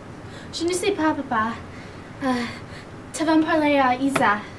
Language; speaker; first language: French; non-native, learner; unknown